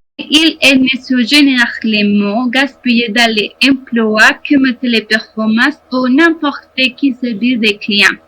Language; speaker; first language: French; non-native, learner; Spanish